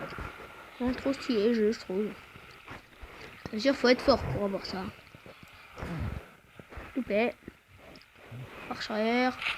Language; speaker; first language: French; native; French